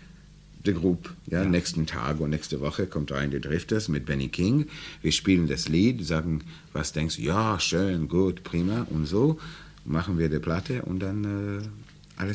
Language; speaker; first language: German; non-native, learner; English